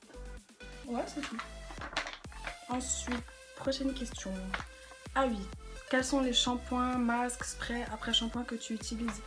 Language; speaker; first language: French; native; French